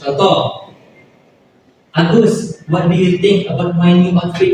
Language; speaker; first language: English; non-native, learner; Indonesian